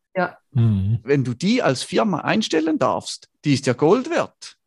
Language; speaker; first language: German; native; German